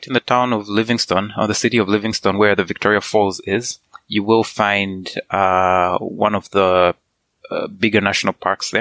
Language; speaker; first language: English; non-native, local second language; Nyanja